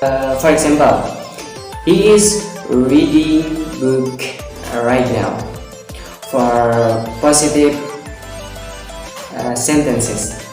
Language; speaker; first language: English; non-native, learner; Indonesian